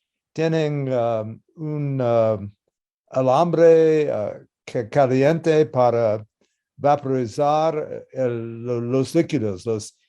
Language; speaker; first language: Spanish; non-native, learner; English